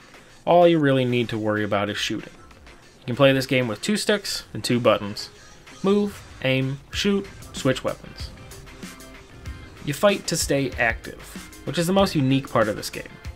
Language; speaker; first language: English; native; English